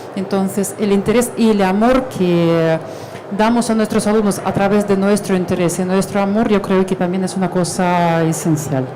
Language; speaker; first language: Spanish; non-native, fluent; Russian